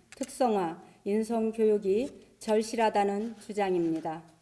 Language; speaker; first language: Korean; native; Korean